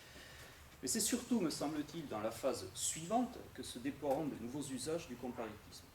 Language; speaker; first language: French; native; French